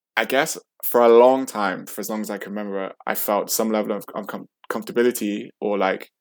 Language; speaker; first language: English; native; English